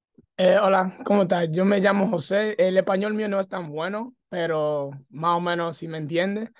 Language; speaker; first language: Spanish; early bilingual, heritage; English